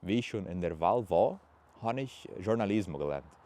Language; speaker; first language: German; early bilingual, heritage; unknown